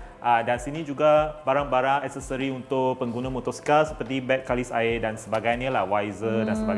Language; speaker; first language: Malay; native; Malay